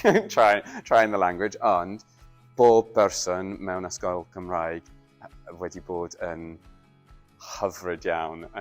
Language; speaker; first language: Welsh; non-native, learner; English